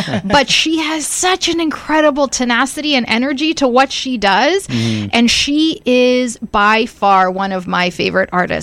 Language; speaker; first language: English; early bilingual, other home language; Italian